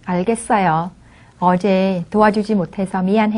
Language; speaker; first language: Korean; non-native, fluent; Vietnamese